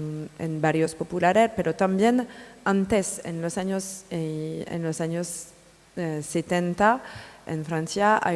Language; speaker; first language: Spanish; non-native, learner; French